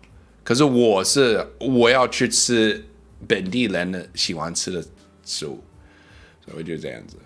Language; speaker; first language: Chinese; early bilingual, heritage; English